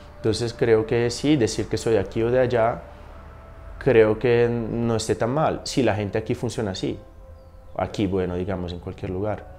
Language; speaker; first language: Spanish; non-native, fluent; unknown